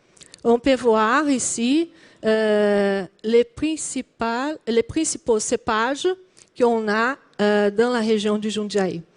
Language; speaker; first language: French; non-native, learner; Portuguese